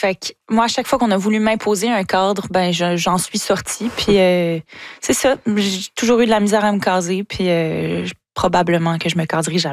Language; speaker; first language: French; native; French